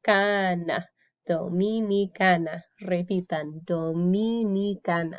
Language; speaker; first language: Spanish; non-native, fluent; English